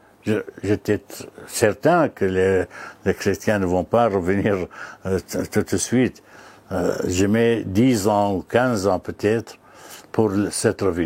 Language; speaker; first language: French; non-native, fluent; Arabic